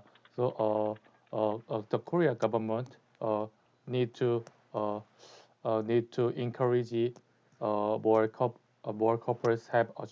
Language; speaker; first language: English; non-native, learner; Korean